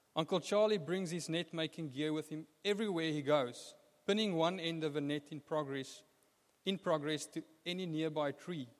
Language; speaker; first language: English; non-native, local second language; Afrikaans